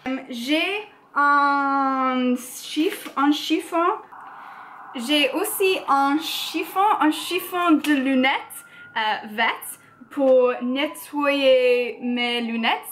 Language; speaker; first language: French; non-native, learner; English